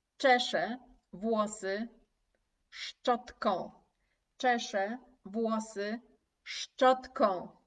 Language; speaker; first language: Polish; native; Polish